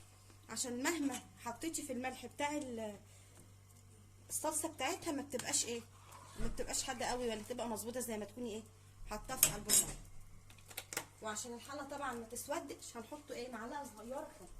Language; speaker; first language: Arabic; native; Arabic